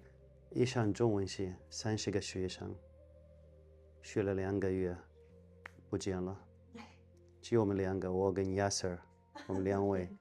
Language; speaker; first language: Chinese; non-native, fluent; Arabic